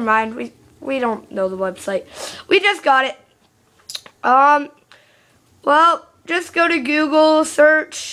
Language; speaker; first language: English; native; English